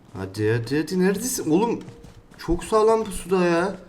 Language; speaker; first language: Turkish; native; Turkish